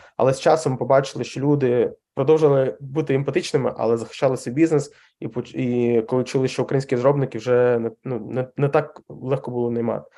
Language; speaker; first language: Ukrainian; non-native, local second language; Russian